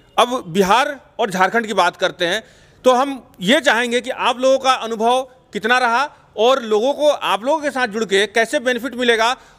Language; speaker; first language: Hindi; native; Hindi